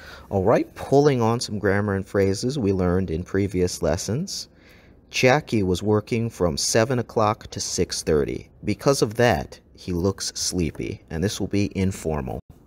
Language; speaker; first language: English; native; English